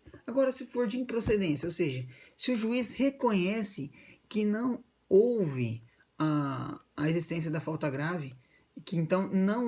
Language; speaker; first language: Portuguese; native; Portuguese